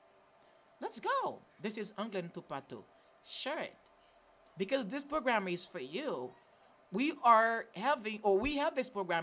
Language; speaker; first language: English; non-native, fluent; Haitian Creole